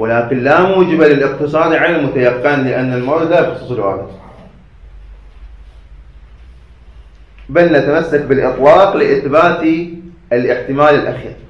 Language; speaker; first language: Arabic; native; Arabic